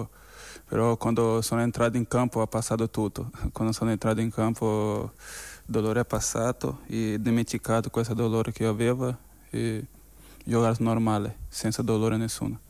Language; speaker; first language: Italian; non-native, fluent; Portuguese